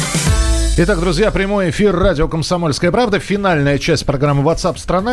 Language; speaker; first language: Russian; native; Russian